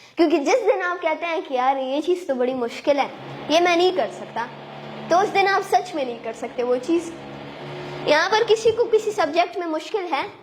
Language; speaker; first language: Urdu; native; Urdu